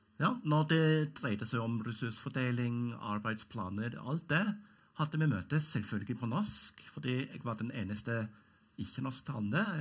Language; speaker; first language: Norwegian; non-native, fluent; German